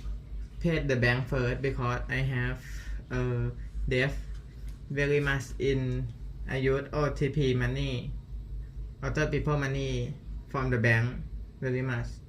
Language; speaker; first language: English; non-native, learner; Thai